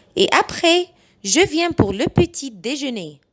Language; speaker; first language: French; non-native, fluent; Arabic